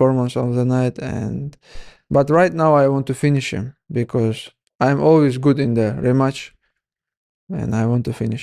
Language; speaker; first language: English; non-native, learner; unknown